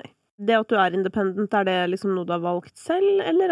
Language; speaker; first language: Norwegian; native; Norwegian